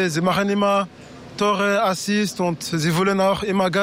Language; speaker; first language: German; non-native, learner; French